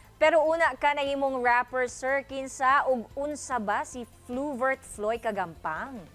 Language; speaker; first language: Cebuano; native; Cebuano